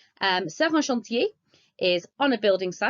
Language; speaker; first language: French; non-native, fluent; English